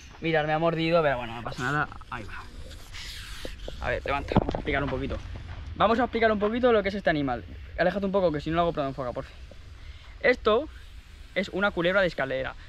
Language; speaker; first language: Spanish; native; Spanish